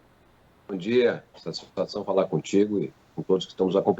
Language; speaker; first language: Portuguese; native; Portuguese